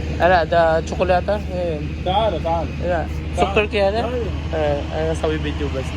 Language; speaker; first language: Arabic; non-native, learner; Filipino